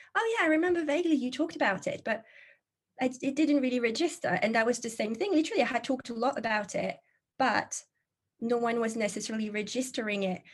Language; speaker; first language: English; non-native, fluent; French